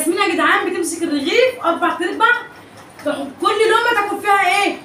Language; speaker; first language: Arabic; native; Arabic